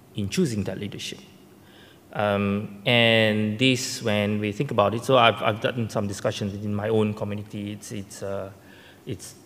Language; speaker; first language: English; non-native, local second language; Malay